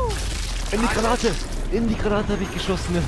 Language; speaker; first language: German; native; German